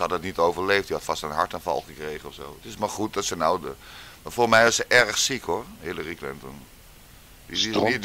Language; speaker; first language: Dutch; native; Dutch